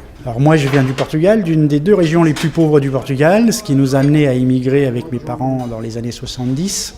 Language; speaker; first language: French; native; French